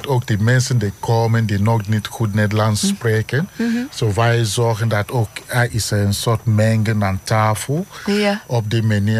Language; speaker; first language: Dutch; non-native, learner; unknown